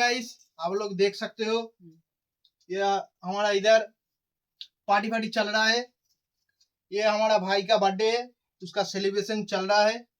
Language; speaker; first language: Hindi; non-native, local second language; Bangla